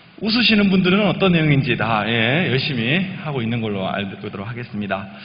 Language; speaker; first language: Korean; native; Korean